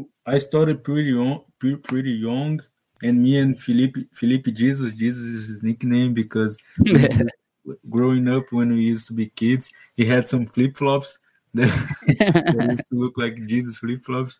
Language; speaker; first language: English; non-native, learner; Portuguese